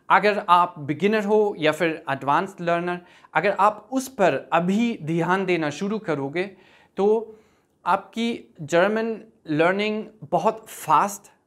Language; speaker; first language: Hindi; non-native, fluent; German